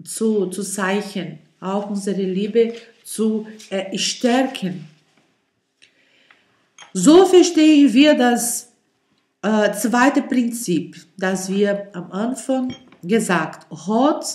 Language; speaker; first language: German; non-native, learner; Portuguese